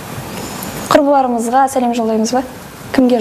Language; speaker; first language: Kazakh; native; Kazakh